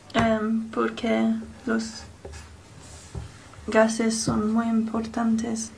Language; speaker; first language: Spanish; non-native, learner; English